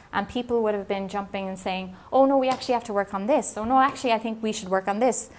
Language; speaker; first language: English; native; English